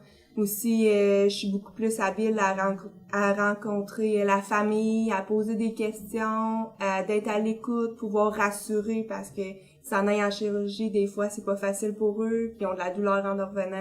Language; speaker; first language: French; native; French